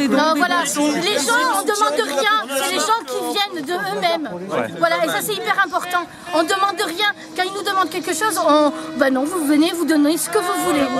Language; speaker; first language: French; native; French